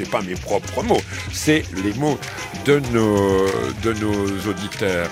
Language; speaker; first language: French; native; French